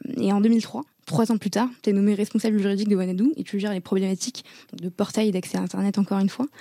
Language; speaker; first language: French; native; French